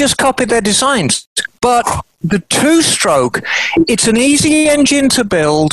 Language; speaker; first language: English; native; English